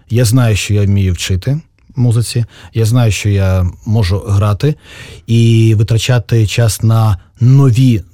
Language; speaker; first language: Ukrainian; native; Ukrainian